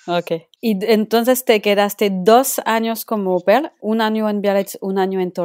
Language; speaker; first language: Spanish; non-native, local second language; French